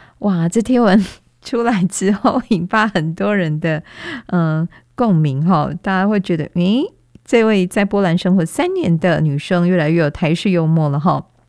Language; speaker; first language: Chinese; native; Chinese